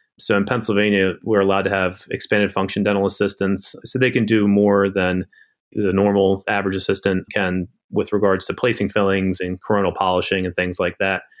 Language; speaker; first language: English; native; English